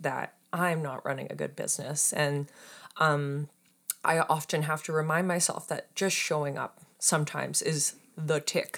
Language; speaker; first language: English; native; English